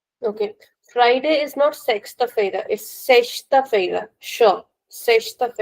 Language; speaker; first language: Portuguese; non-native, fluent; Hindi